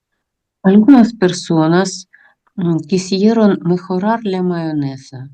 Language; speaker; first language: Spanish; non-native, learner; Russian